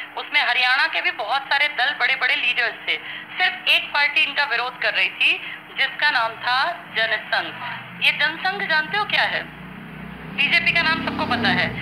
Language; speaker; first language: Hindi; native; Hindi